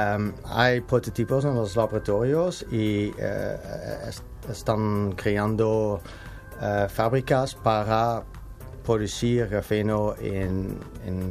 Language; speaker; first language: Spanish; non-native, learner; Dutch